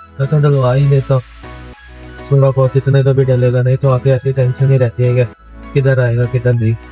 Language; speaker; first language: Urdu; native; Urdu